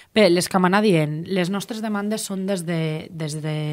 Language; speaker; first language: Catalan; native; Catalan